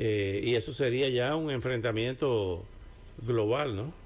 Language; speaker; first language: Spanish; native; Spanish